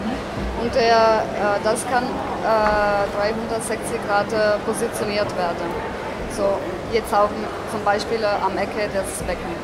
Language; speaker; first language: German; non-native, fluent; Italian